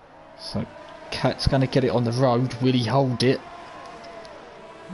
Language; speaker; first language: English; native; English